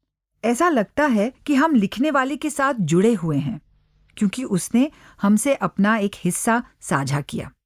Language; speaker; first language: Hindi; native; Hindi